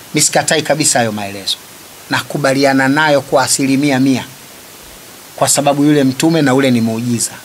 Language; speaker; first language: Swahili; native; Swahili